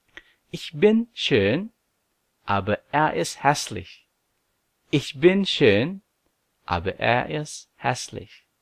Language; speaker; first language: German; non-native, learner; Indonesian